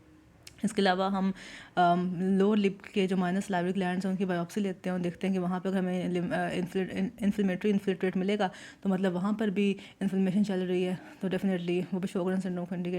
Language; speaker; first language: Hindi; native; Hindi